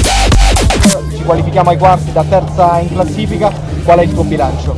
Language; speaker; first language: Italian; native; Italian